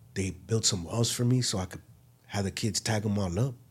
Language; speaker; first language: English; native; English